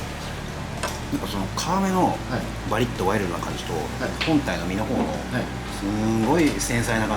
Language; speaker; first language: Japanese; native; Japanese